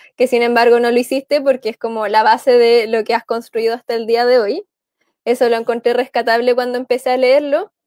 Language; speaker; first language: Spanish; native; Spanish